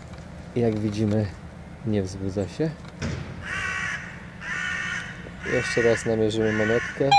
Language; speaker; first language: Polish; native; Polish